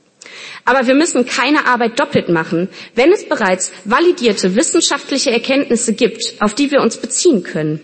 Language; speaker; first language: German; native; German